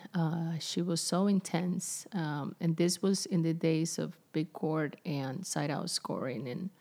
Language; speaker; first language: English; non-native, fluent; Spanish